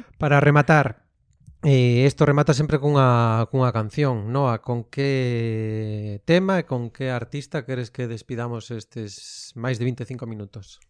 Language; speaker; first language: Galician; non-native, local second language; Spanish